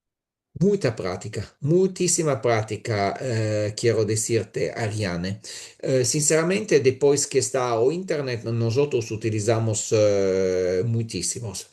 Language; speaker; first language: Spanish; non-native, learner; Italian